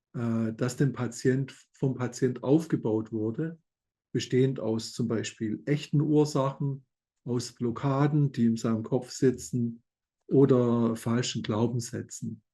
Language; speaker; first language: German; native; German